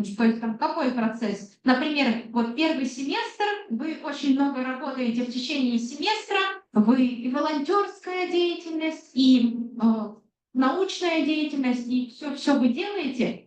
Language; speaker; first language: Russian; non-native, fluent; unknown